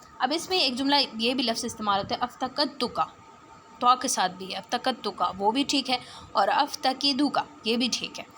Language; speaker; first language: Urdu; non-native, local second language; Punjabi